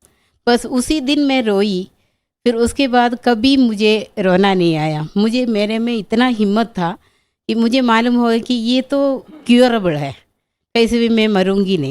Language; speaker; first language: Hindi; non-native, local second language; Malayalam